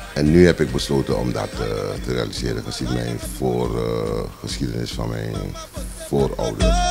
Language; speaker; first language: Dutch; non-native, local second language; Sranan Tongo